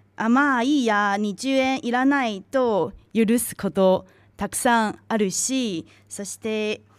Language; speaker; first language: Japanese; non-native, fluent; Chinese